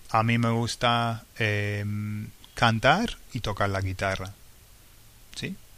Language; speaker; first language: Spanish; non-native, fluent; English